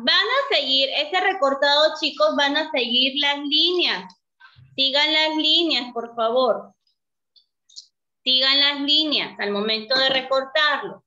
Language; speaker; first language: Spanish; native; Spanish